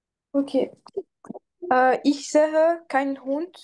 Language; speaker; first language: German; non-native, learner; French